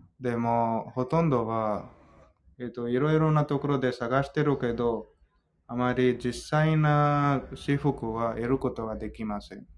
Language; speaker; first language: Japanese; non-native, fluent; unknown